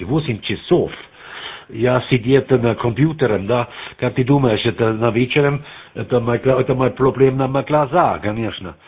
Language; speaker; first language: Russian; non-native, learner; German